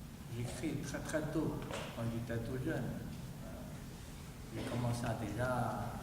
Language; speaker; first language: French; non-native, fluent; Chinese